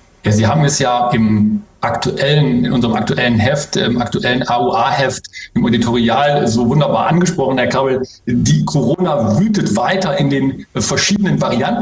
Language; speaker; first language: German; native; German